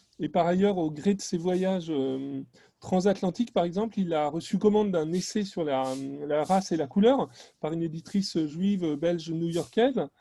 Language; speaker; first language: French; native; French